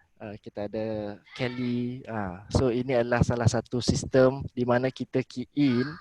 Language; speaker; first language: Malay; native; Malay